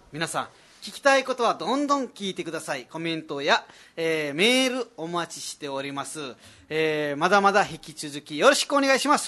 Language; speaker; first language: Japanese; non-native, fluent; Nepali